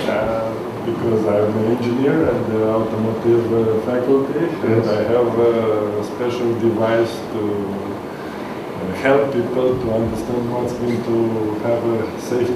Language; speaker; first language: English; non-native, learner; Romanian